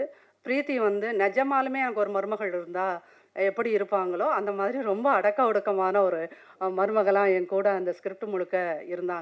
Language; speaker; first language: Tamil; native; Tamil